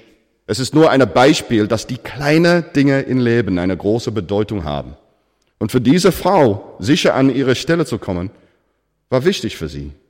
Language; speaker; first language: German; non-native, fluent; English